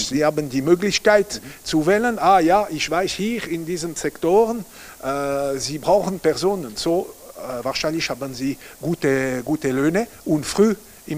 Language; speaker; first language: German; non-native, local second language; French